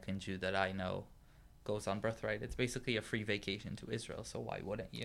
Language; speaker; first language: English; non-native, fluent; Hebrew